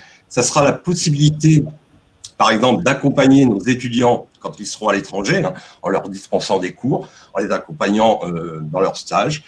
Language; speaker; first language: French; native; French